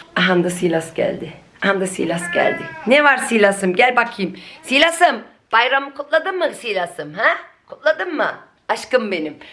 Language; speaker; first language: Turkish; early bilingual, heritage; Turkish